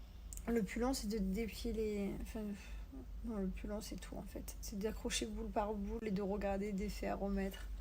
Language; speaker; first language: French; native; French